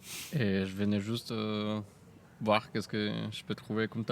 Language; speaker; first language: French; non-native, fluent; Spanish